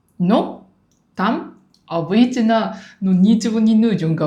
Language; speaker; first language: Russian; non-native, learner; Japanese